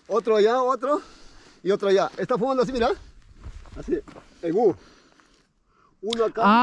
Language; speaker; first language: Spanish; native; Spanish